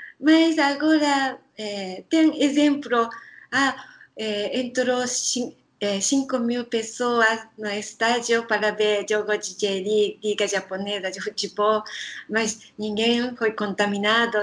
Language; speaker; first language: Portuguese; non-native, learner; Japanese